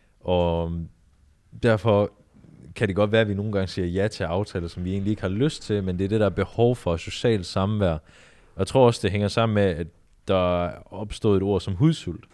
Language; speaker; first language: Danish; early bilingual, other home language; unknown